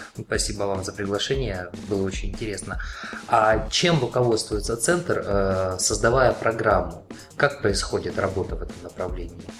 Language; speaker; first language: Russian; native; Russian